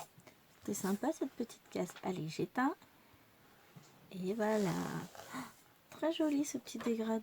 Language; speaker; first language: French; native; French